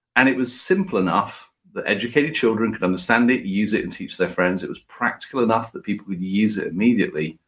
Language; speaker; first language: English; native; English